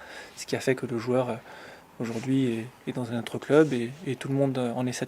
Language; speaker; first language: French; native; French